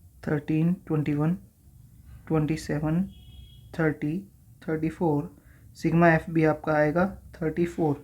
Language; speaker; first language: Hindi; native; Hindi